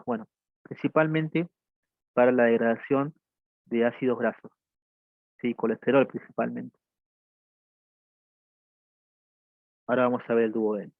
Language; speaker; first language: Spanish; native; Spanish